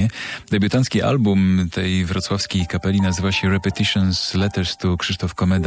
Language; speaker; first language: Polish; native; Polish